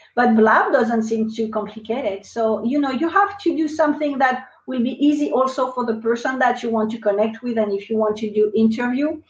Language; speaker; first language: English; non-native, fluent; French